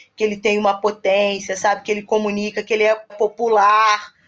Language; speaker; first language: Portuguese; native; Portuguese